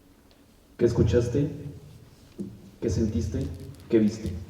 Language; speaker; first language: Spanish; native; Spanish